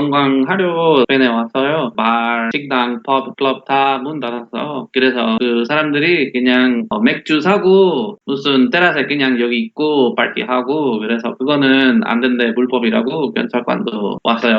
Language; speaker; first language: Korean; non-native, learner; Spanish